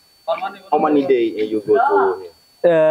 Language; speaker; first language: English; non-native, learner; Indonesian